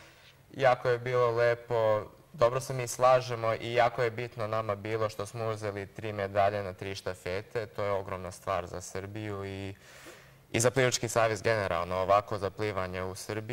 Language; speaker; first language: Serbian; early bilingual, heritage; Serbian